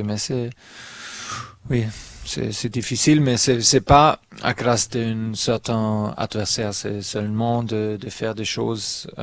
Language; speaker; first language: French; non-native, learner; German